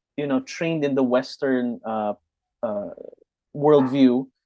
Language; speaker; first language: English; non-native, local second language; Hiligaynon